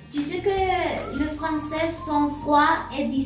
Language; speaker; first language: French; non-native, learner; Spanish